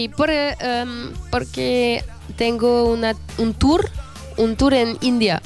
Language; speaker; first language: Spanish; non-native, learner; French